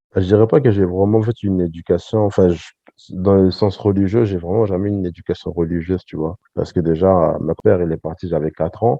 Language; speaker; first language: French; early bilingual, other home language; Sango